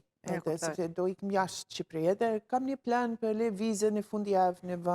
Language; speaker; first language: Albanian; non-native, learner; English